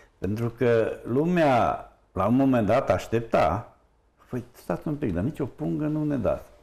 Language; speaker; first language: Romanian; non-native, local second language; Hungarian